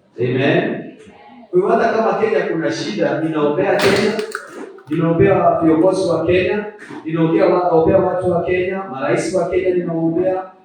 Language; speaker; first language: Swahili; non-native, local second language; Kikuyu